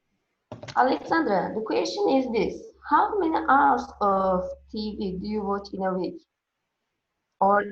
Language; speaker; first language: English; non-native, fluent; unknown